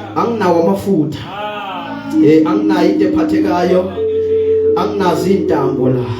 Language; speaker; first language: Zulu; non-native, local second language; Swati